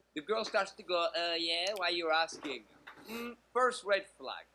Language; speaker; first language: English; native; English